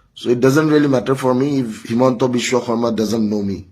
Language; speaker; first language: English; non-native, local second language; Assamese